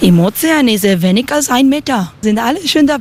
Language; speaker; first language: German; non-native, learner; Spanish